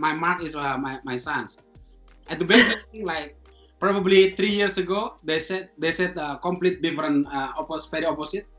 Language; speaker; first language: English; non-native, fluent; Indonesian